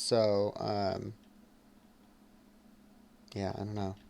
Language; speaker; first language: English; native; English